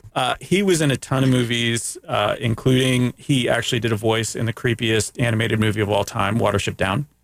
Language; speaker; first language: English; early bilingual, other home language; Greek